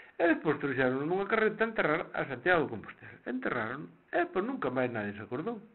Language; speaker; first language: Galician; native; Galician